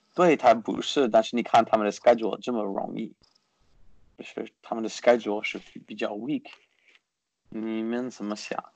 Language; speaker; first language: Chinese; early bilingual, heritage; Chinese